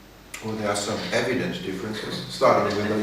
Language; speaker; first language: English; non-native, fluent; Spanish